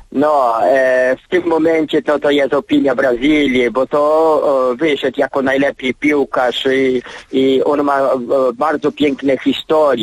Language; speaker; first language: Polish; early bilingual, heritage; Polish